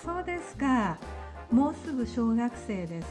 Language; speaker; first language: Japanese; native; Japanese